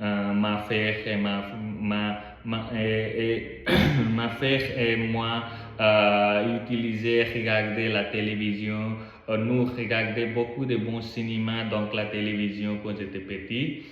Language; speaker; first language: French; non-native, learner; Nepali